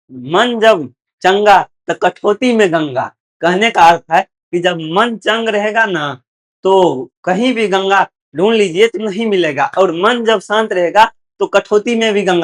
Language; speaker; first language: Hindi; native; Hindi